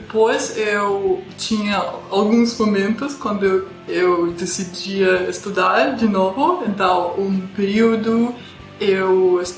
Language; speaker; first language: Portuguese; non-native, fluent; Russian